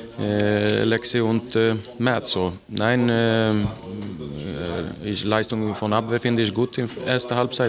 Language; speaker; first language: German; non-native, learner; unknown